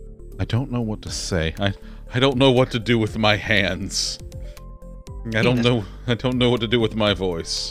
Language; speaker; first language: English; native; English